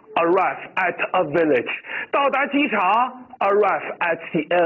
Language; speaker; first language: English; non-native, fluent; Chinese